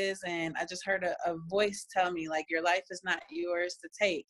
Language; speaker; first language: English; native; English